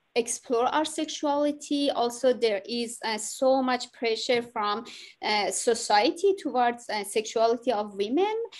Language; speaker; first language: English; non-native, learner; Persian